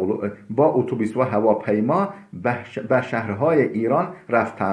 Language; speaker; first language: Persian; non-native, fluent; Turkish